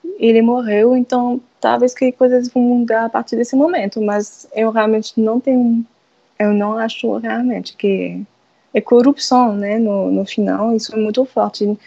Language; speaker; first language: Portuguese; non-native, fluent; French